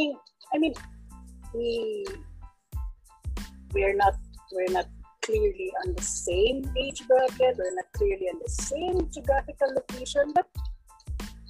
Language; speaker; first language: English; non-native, local second language; Cebuano